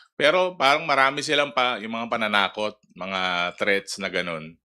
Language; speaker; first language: Filipino; non-native, local second language; Iloko